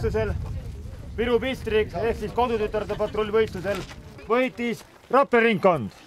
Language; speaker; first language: Estonian; native; Estonian